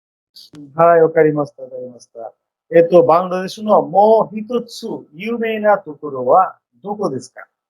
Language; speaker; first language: Japanese; non-native, fluent; Bangla